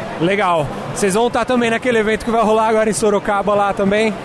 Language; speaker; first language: Portuguese; native; Portuguese